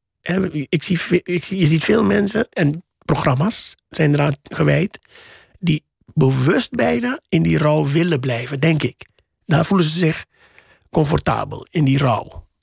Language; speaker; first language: Dutch; native; Dutch